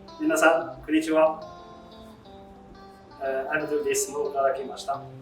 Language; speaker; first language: Japanese; non-native, learner; Arabic